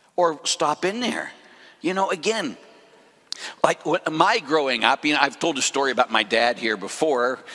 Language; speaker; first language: English; native; English